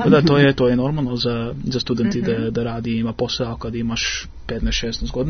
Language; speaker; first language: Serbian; early bilingual, heritage; English